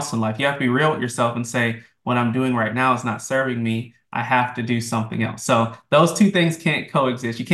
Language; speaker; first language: English; native; English